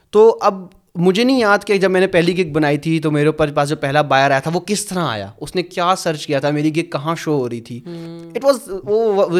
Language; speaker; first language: Urdu; native; Urdu